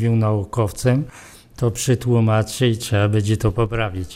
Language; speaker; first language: Polish; non-native, local second language; Romany